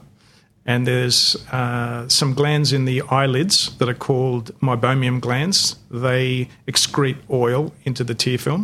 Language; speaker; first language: English; non-native, local second language; Greek